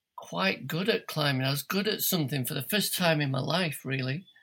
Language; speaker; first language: English; native; English